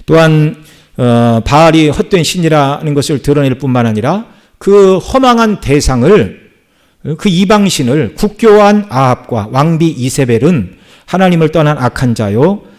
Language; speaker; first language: Korean; native; Korean